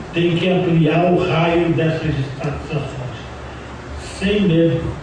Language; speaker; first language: Portuguese; native; Portuguese